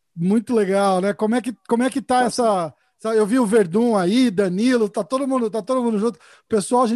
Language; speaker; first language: Portuguese; native; Portuguese